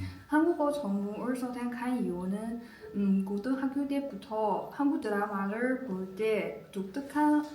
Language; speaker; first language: Korean; non-native, learner; Chinese